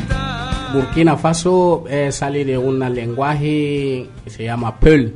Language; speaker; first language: Spanish; non-native, learner; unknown